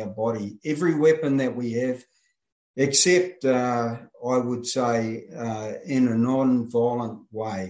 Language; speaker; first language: English; native; English